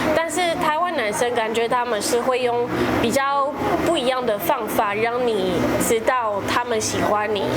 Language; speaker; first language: Chinese; non-native, fluent; French